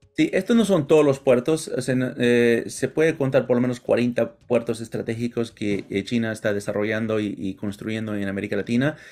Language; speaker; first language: Spanish; early bilingual, heritage; Spanish